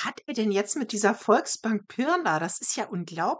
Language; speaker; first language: German; native; German